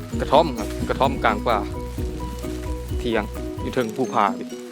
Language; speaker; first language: Thai; non-native, local second language; Northeastern Thai